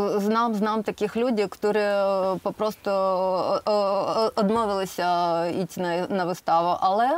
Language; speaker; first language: Polish; non-native, learner; Ukrainian